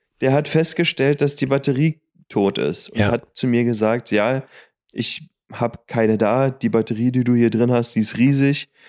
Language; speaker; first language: German; native; German